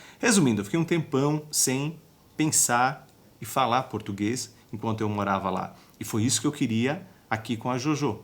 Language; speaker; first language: Portuguese; native; Portuguese